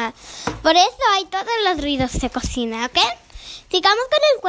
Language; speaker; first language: Spanish; early bilingual, heritage; Spanish